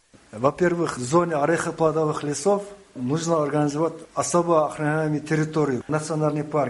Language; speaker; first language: Russian; non-native, local second language; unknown